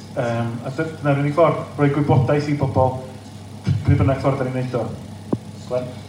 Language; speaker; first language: Welsh; native; Welsh